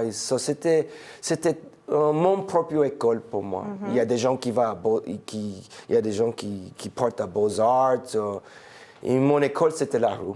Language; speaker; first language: French; non-native, fluent; English